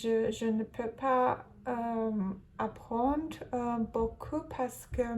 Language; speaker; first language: French; non-native, learner; Turkish